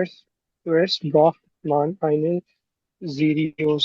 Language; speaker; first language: German; non-native, learner; Urdu